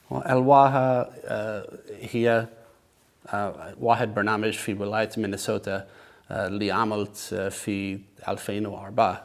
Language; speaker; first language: Arabic; non-native, learner; English